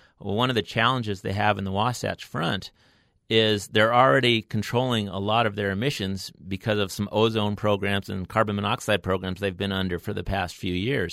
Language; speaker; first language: English; native; English